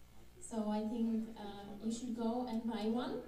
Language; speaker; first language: English; non-native, fluent; Czech